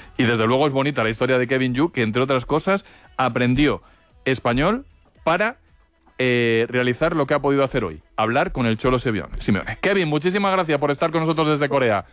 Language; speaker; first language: Spanish; native; Spanish